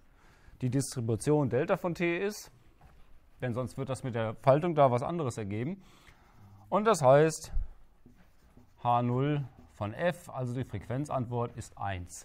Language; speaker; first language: German; native; German